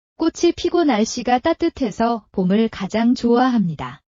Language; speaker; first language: Korean; non-native, learner; Nepali